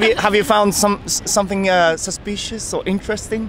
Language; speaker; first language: English; non-native, fluent; Japanese